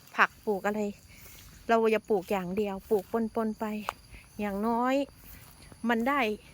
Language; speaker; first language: Thai; native; Thai